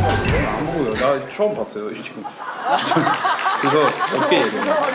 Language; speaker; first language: Korean; non-native, learner; Swedish